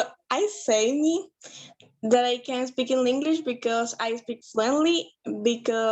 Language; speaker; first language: English; non-native, learner; Spanish